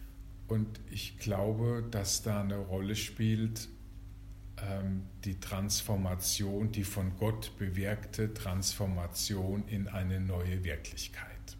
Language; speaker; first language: German; native; German